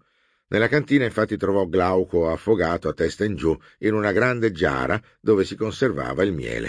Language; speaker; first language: Italian; native; Italian